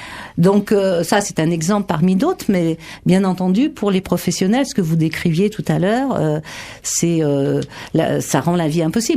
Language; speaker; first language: French; native; French